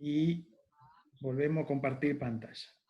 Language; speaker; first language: Spanish; native; Spanish